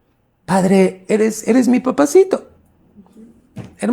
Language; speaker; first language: Spanish; native; Spanish